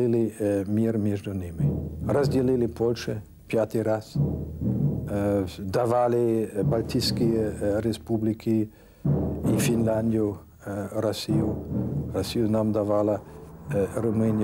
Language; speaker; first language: Russian; non-native, fluent; German